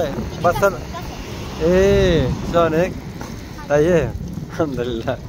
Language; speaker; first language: Arabic; non-native, learner; Bangla